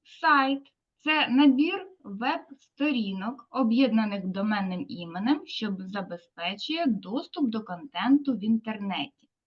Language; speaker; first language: Ukrainian; native; Ukrainian